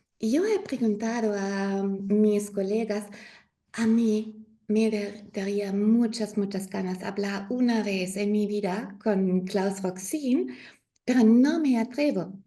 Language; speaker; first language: Spanish; non-native, learner; German